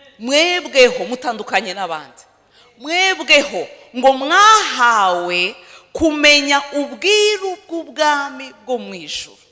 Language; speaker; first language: Kinyarwanda; early bilingual, heritage; Kinyarwanda